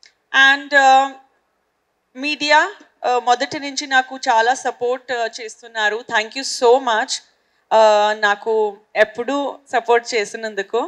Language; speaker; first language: Telugu; non-native, fluent; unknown